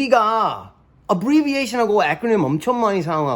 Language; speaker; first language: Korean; non-native, learner; English